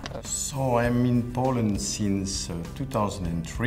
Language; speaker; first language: English; non-native, fluent; Korean